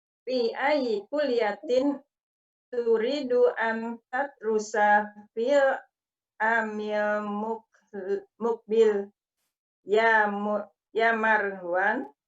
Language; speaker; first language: Arabic; non-native, learner; Indonesian